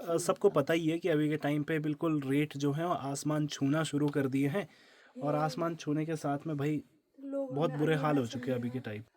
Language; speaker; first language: Hindi; native; Hindi